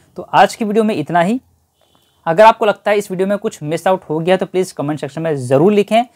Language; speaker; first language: Hindi; native; Hindi